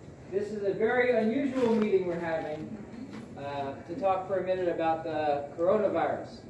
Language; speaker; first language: English; native; English